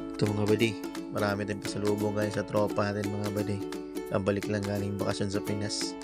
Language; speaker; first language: Filipino; non-native, local second language; Cebuano